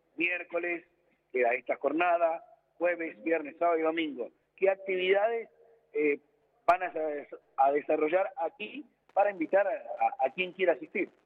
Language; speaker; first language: Spanish; native; Spanish